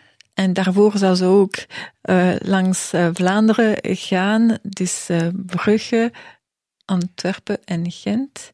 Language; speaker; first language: Dutch; non-native, local second language; French